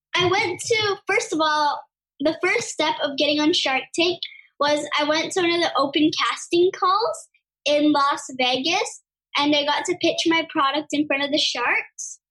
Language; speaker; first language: English; native; English